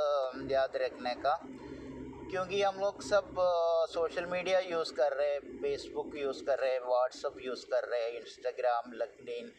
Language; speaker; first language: Hindi; non-native, local second language; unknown